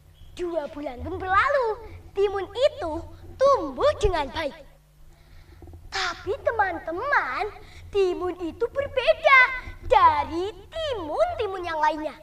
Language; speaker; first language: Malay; non-native, local second language; Javanese